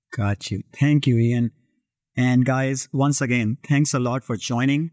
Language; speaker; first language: English; non-native, local second language; Hindi